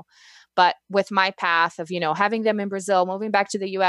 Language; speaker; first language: English; non-native, fluent; Portuguese